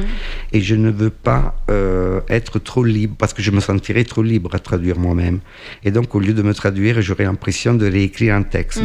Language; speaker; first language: French; non-native, fluent; Italian